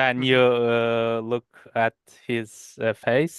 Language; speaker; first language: English; non-native, learner; Turkish